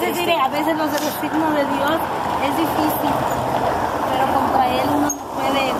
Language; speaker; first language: Spanish; native; Spanish